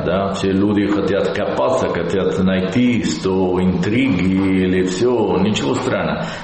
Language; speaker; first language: Russian; non-native, learner; Italian